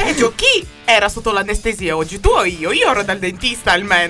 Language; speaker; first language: Italian; native; Italian